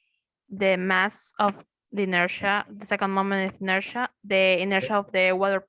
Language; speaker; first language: English; non-native, learner; Spanish